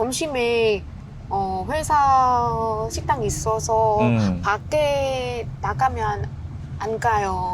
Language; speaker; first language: Korean; non-native, learner; Vietnamese